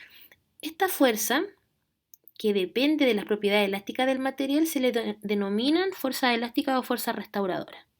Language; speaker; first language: Spanish; native; Spanish